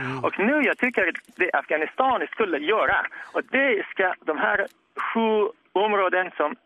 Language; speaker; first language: Swedish; non-native, fluent; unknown